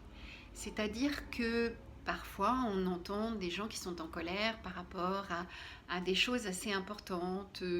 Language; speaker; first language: French; native; French